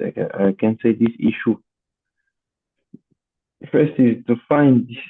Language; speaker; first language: English; non-native, learner; Portuguese